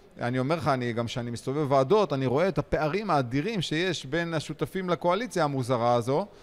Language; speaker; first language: Hebrew; native; Hebrew